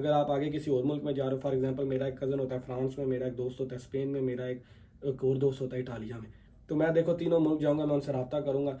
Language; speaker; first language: Urdu; native; Urdu